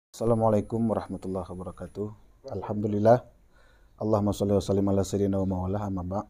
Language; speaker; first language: Indonesian; non-native, local second language; Achinese